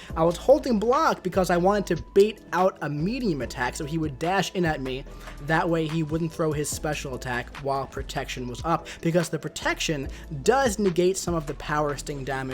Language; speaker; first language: English; native; English